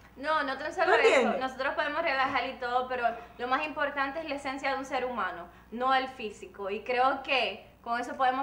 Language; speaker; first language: Spanish; native; Spanish